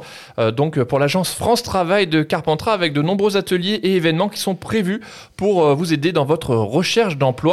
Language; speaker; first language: French; native; French